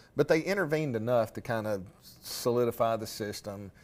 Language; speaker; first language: English; native; English